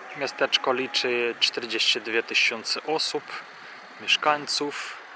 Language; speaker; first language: Polish; non-native, fluent; Russian